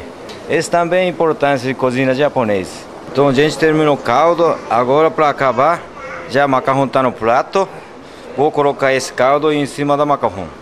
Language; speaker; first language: Portuguese; non-native, learner; Japanese